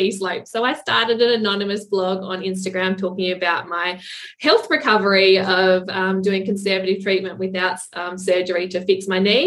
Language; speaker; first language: English; native; English